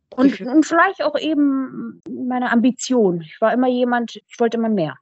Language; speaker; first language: German; early bilingual, other home language; Persian